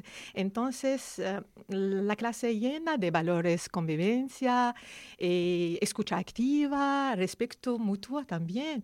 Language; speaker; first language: Spanish; non-native, learner; Arabic